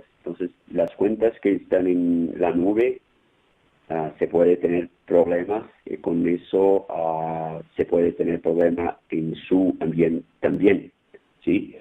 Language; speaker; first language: Spanish; non-native, fluent; Portuguese